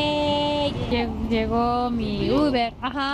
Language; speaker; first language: Spanish; non-native, fluent; Japanese